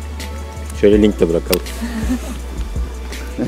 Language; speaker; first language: Turkish; native; Turkish